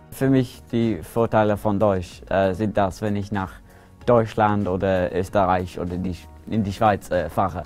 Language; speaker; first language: German; non-native, learner; English